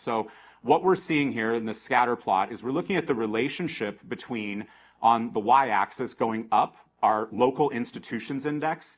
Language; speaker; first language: English; native; English